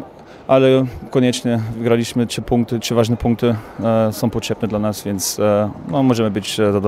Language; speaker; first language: Polish; non-native, fluent; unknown